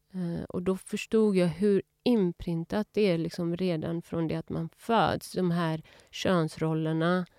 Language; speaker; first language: Swedish; early bilingual, other home language; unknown